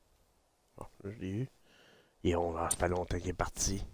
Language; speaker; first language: French; native; French